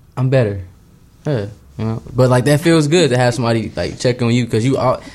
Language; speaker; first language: English; native; English